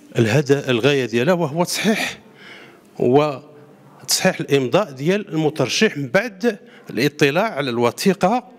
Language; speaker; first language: Arabic; native; Arabic